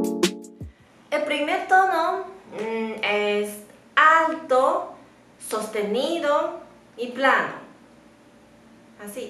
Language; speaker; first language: Spanish; non-native, fluent; Chinese